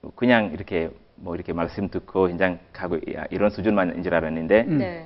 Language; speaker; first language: Korean; non-native, fluent; Swahili